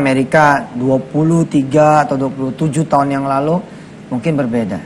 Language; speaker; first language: Indonesian; native; Indonesian